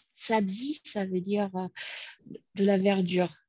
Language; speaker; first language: French; non-native, fluent; English